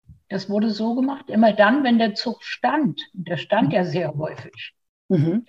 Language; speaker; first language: German; native; German